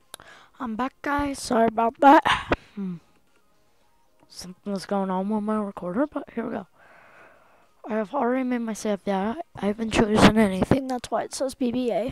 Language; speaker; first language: English; native; English